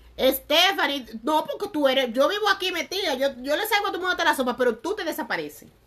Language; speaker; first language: Spanish; native; Spanish